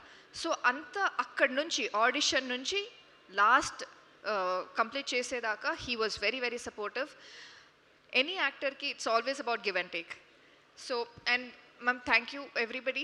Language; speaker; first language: Telugu; non-native, fluent; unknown